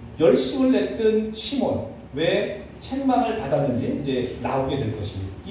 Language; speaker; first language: Korean; native; Korean